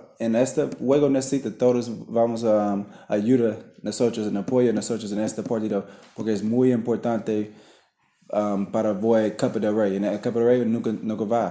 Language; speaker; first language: Spanish; non-native, learner; English